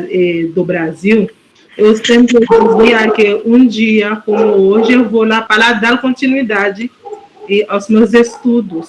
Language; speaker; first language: Portuguese; non-native, fluent; Haitian Creole